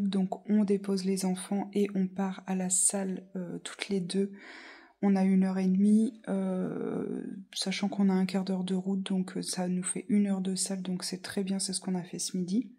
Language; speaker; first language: French; native; French